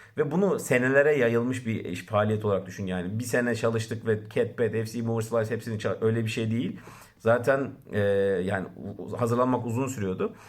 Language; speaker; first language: Turkish; native; Turkish